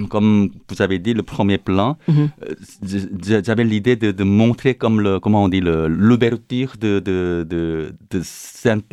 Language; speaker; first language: French; non-native, learner; Korean